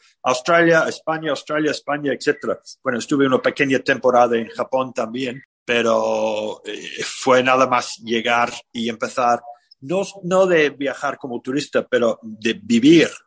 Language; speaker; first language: Spanish; non-native, fluent; English